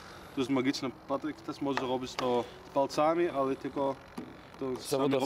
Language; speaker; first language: Polish; non-native, learner; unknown